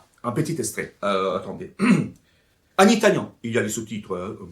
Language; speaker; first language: French; non-native, fluent; Italian